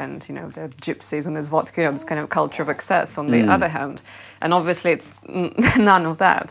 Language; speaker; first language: English; non-native, fluent; Russian